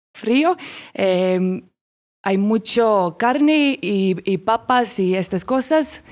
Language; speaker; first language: Spanish; non-native, learner; Estonian